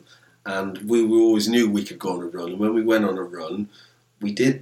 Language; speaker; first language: English; native; English